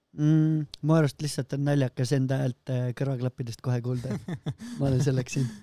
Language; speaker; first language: Estonian; native; Estonian